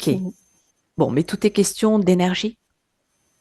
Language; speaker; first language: French; native; French